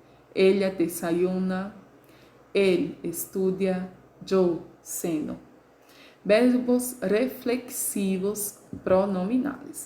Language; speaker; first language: Spanish; non-native, learner; Portuguese